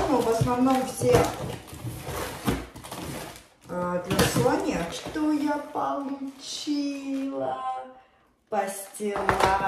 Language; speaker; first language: Russian; native; Russian